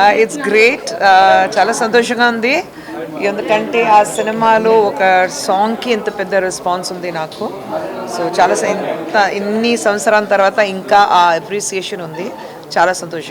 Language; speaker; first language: Telugu; non-native, learner; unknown